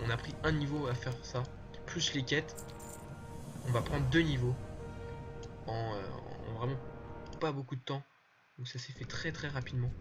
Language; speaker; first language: French; native; French